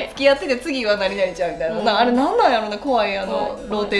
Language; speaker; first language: Japanese; native; Japanese